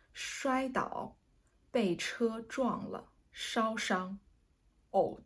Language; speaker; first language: Chinese; native; Chinese